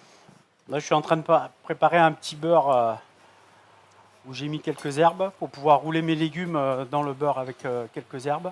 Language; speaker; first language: French; native; French